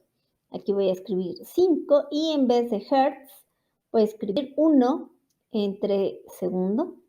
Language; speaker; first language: Spanish; native; Spanish